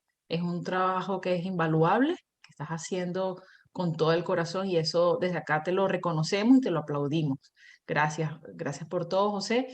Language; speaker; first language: Spanish; native; Spanish